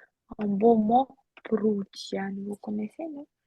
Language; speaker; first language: French; non-native, fluent; Russian